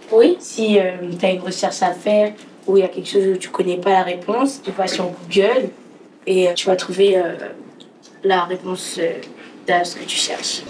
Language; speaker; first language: French; native; French